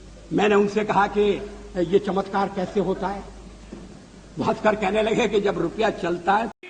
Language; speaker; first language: Hindi; native; Hindi